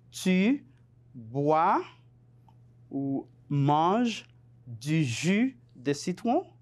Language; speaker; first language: French; non-native, fluent; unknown